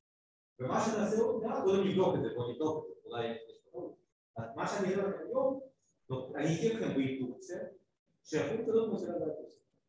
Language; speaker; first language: Hebrew; non-native, fluent; Russian